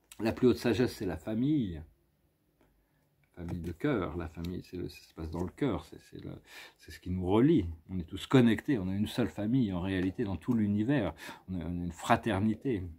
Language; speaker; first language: French; native; French